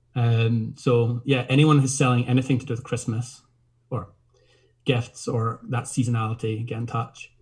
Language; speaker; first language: English; native; English